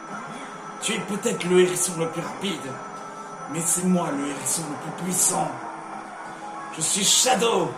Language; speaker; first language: French; native; French